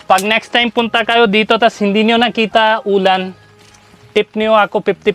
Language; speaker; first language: Filipino; non-native, learner; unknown